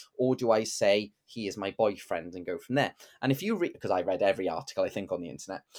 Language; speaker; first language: English; native; English